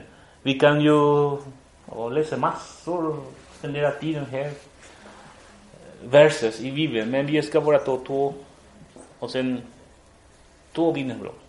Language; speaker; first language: Swedish; non-native, fluent; Spanish